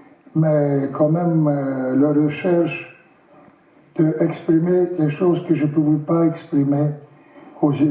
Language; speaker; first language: French; non-native, learner; Russian